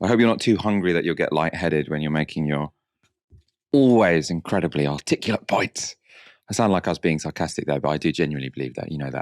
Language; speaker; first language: English; native; English